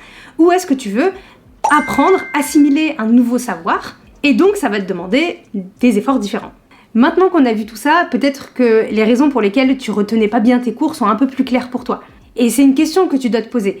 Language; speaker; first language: French; native; French